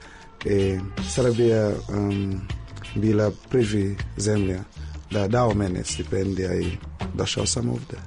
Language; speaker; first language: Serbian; non-native, learner; English